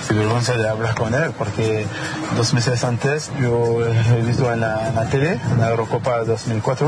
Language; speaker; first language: Spanish; non-native, learner; French